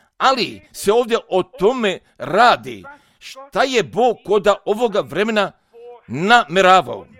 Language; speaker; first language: Croatian; non-native, fluent; German